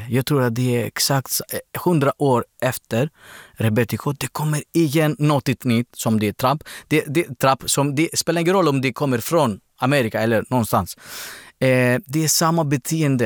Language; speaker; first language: Swedish; non-native, fluent; Greek